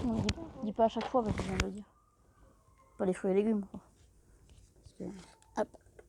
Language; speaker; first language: French; native; French